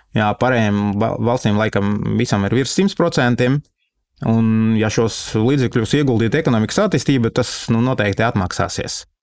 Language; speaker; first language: Latvian; non-native, local second language; Russian